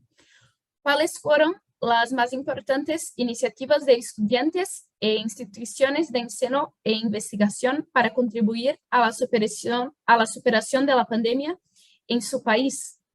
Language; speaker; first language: Spanish; non-native, fluent; Portuguese